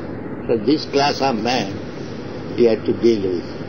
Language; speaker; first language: English; non-native, local second language; Bangla